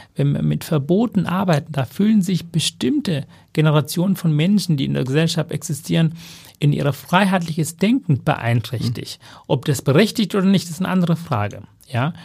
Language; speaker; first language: German; non-native, fluent; Tamil